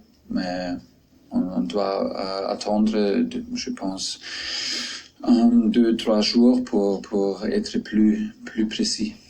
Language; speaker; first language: French; non-native, fluent; German